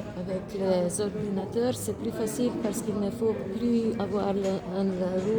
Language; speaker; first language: French; non-native, fluent; Slovenian